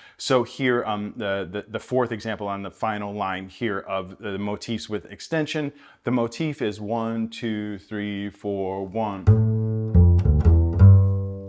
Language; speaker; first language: English; native; English